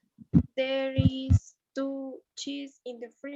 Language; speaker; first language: English; non-native, learner; Spanish